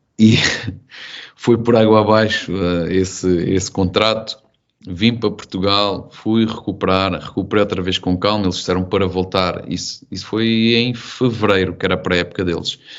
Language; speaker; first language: Portuguese; native; Portuguese